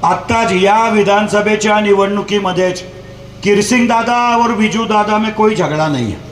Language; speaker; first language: Hindi; non-native, local second language; Marathi